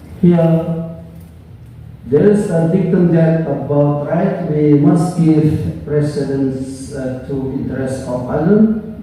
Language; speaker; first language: English; non-native, learner; Indonesian